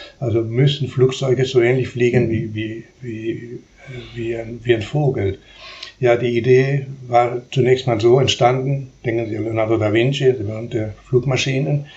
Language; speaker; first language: German; non-native, fluent; Spanish